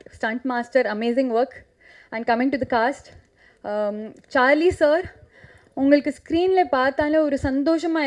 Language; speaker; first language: Tamil; non-native, fluent; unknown